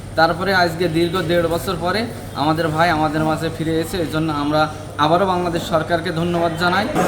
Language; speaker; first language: Bangla; native; Bangla